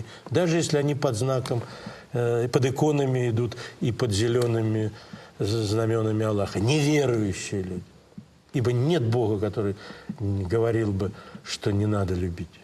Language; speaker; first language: Russian; native; Russian